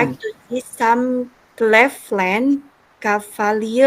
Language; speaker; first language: English; non-native, learner; Indonesian